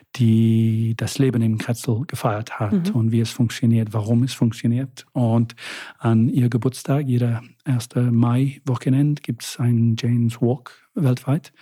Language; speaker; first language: German; non-native, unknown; English